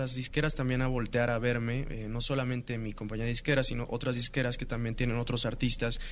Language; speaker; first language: Spanish; native; Spanish